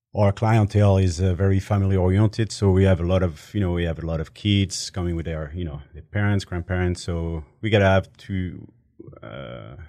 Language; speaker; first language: English; non-native, fluent; French